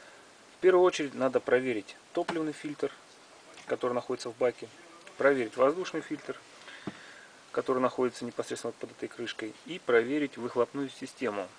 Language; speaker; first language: Russian; native; Russian